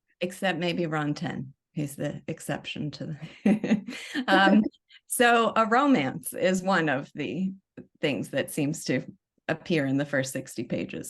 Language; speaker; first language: English; native; English